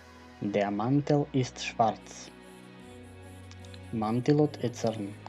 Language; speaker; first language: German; non-native, fluent; Macedonian